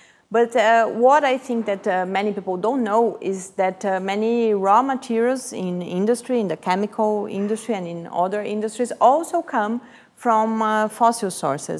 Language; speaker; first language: English; non-native, fluent; Portuguese